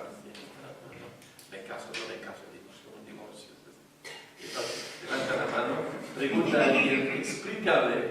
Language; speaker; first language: Spanish; non-native, fluent; French